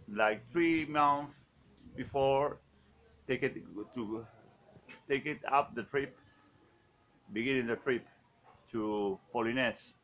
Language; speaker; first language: English; non-native, learner; Spanish